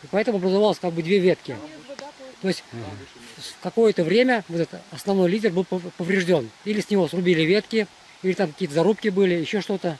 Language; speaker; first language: Russian; native; Russian